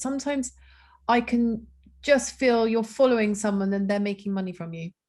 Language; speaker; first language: English; native; English